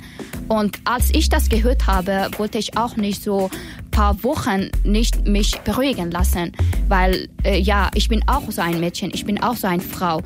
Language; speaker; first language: German; non-native, learner; Persian